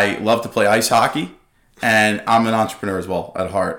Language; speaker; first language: English; native; English